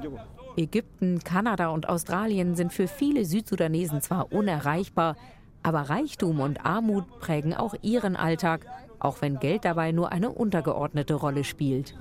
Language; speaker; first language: German; native; German